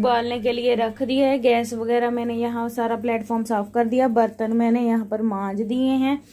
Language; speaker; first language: Hindi; non-native, local second language; Punjabi